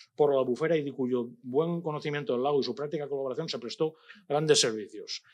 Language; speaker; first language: Spanish; non-native, local second language; Catalan